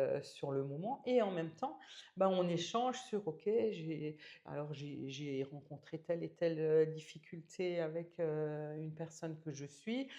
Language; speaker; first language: French; native; French